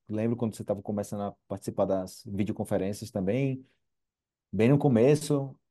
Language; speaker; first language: Portuguese; native; Portuguese